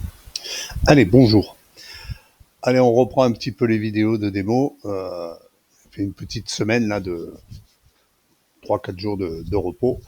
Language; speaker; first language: French; native; French